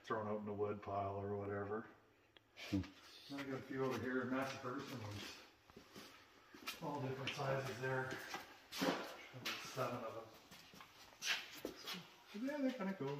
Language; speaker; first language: English; native; English